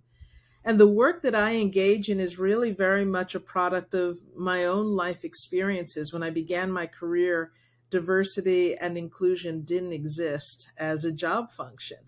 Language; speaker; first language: English; early bilingual, other home language; Spanish